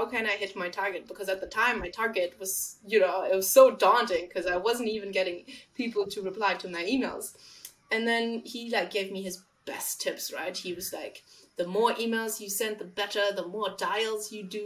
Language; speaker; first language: English; non-native, fluent; German